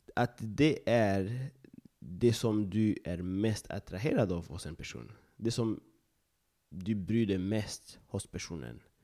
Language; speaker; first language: Swedish; non-native, fluent; Lingala